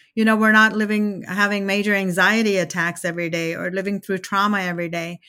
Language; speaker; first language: English; early bilingual, other home language; Telugu